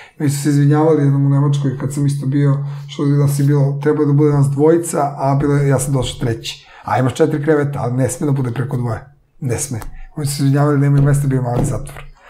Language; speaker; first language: Serbian; native; Serbian